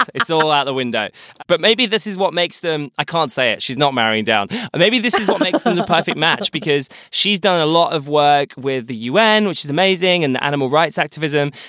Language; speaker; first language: English; native; English